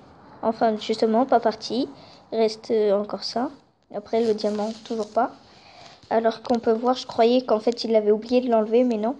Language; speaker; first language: French; native; French